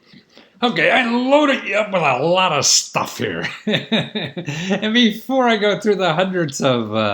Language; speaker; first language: English; native; English